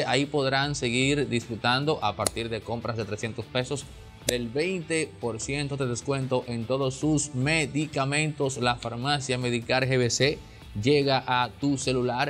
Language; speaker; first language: Spanish; native; Spanish